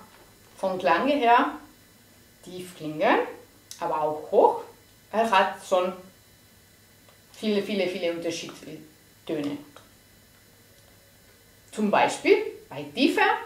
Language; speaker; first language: German; non-native, fluent; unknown